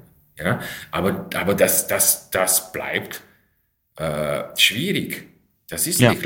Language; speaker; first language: German; non-native, fluent; Slovak